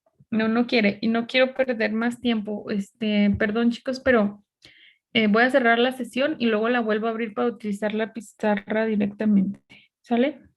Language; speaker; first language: Spanish; native; Spanish